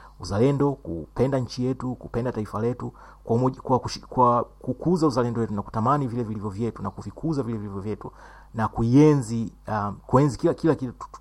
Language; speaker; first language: Swahili; native; Swahili